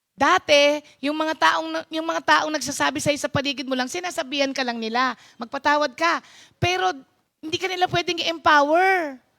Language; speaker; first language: Filipino; non-native, local second language; Pampanga